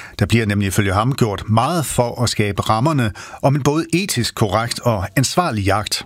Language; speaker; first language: Danish; native; Danish